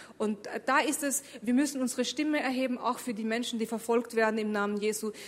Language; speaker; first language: German; early bilingual, other home language; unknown